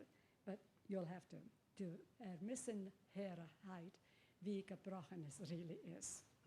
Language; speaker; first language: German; early bilingual, heritage; English